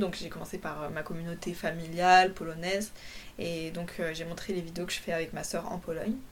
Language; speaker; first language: French; early bilingual, other home language; Polish